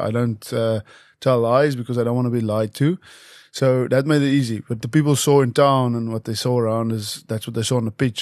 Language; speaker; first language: English; non-native, local second language; Afrikaans